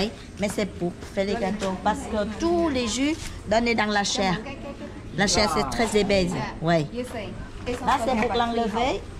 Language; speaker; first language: French; non-native, learner; Vietnamese